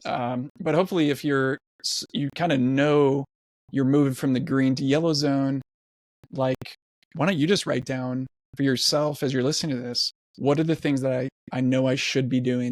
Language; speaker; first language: English; native; English